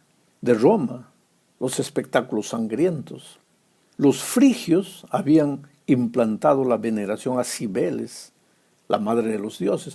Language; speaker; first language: Spanish; native; Spanish